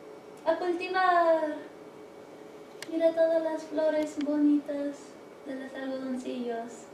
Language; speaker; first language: Spanish; early bilingual, heritage; English